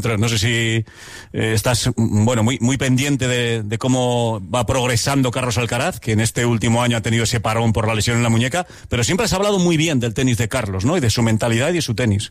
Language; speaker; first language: Spanish; native; Spanish